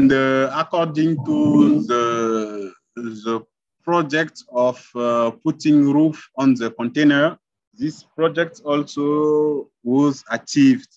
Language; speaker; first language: English; non-native, learner; French